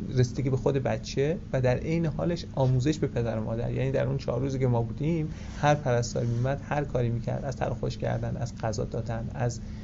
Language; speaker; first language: Persian; native; Persian